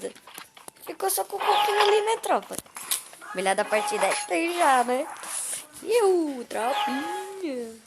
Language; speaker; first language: Portuguese; native; Portuguese